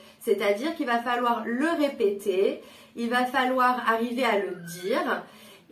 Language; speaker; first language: French; native; French